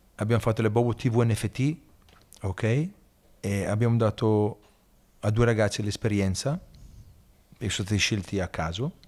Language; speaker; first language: Italian; early bilingual, heritage; Italian